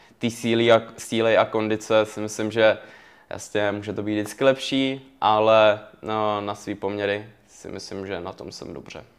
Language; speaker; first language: Czech; native; Czech